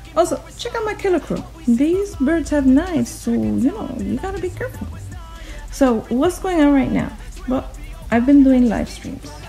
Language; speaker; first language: English; native; English